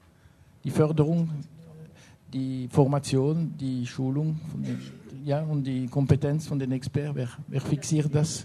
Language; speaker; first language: German; non-native, learner; French